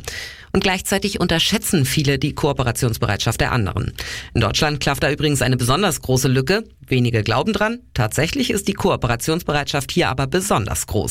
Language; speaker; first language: German; native; German